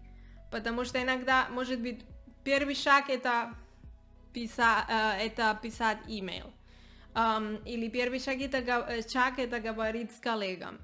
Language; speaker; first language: Russian; non-native, learner; Spanish